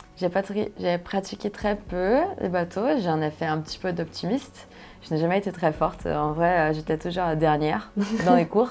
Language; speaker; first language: French; non-native, fluent; Portuguese